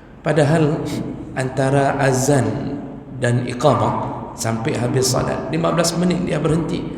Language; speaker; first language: Malay; non-native, local second language; Achinese